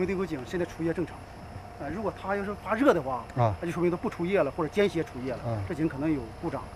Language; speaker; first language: Chinese; native; Chinese